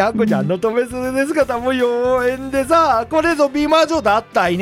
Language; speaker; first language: Japanese; native; Japanese